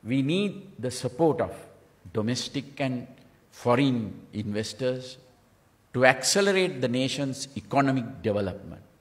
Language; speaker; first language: English; non-native, local second language; Sinhala